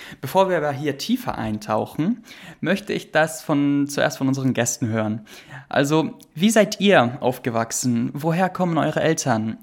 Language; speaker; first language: German; native; German